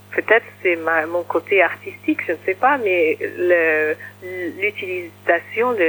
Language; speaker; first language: French; early bilingual, other home language; English